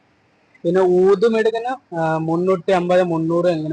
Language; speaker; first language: Malayalam; non-native, learner; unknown